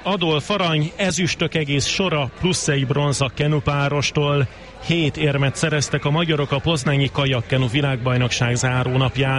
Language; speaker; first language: Hungarian; native; Hungarian